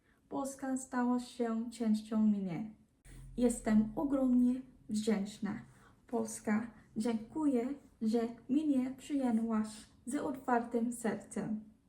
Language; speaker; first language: Polish; non-native, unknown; Hiligaynon